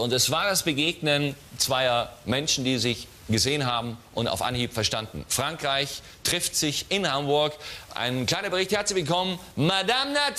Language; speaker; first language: German; native; German